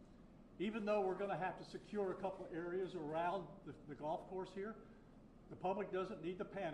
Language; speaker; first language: English; native; English